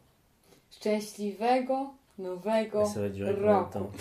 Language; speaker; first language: Polish; non-native, learner; French